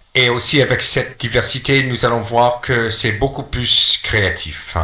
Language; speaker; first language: French; non-native, fluent; English